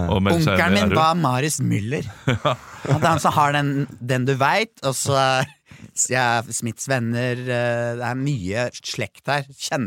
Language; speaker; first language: Norwegian; native; Norwegian